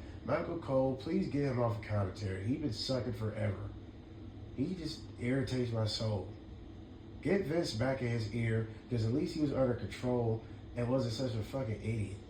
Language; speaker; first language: English; native; English